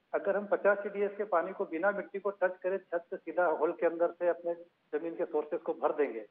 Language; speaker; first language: Hindi; native; Hindi